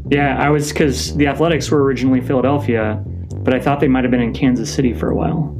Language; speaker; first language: English; native; English